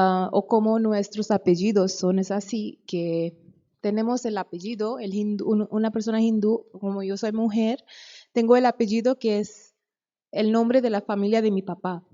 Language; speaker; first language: Spanish; non-native, fluent; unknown